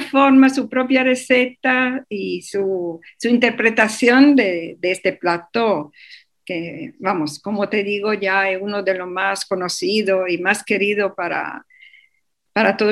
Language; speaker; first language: Spanish; non-native, fluent; Italian